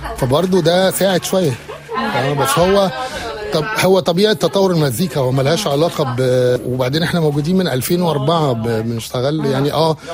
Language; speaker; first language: Egyptian Arabic; native; Egyptian Arabic